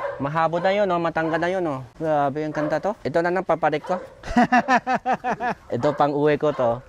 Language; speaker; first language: Filipino; non-native, learner; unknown